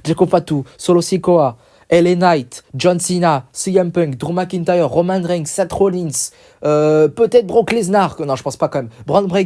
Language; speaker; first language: French; native; French